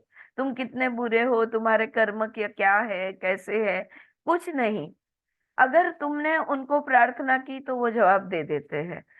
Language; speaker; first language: Hindi; non-native, local second language; Marathi